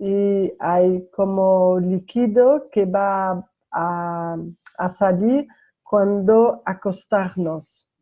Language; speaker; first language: Spanish; non-native, learner; French